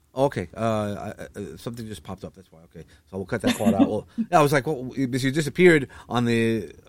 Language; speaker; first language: English; native; English